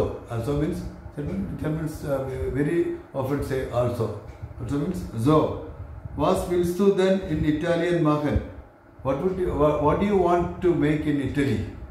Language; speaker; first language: English; non-native, local second language; Malayalam